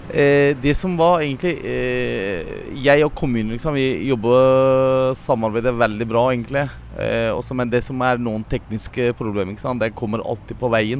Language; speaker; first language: Norwegian; non-native, learner; Turkish